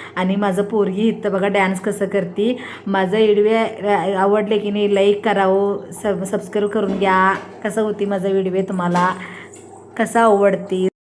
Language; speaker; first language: Marathi; non-native, local second language; Kannada